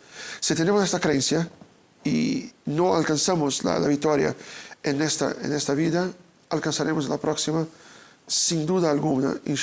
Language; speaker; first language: Spanish; non-native, fluent; Portuguese